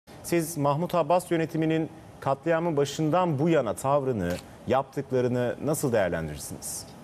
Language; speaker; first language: Turkish; native; Turkish